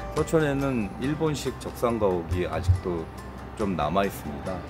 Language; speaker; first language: Korean; native; Korean